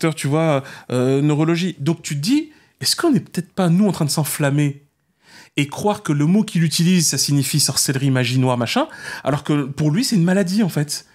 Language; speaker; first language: French; native; French